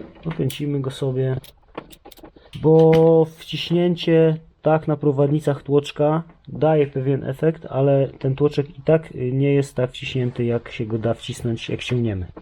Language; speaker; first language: Polish; native; Polish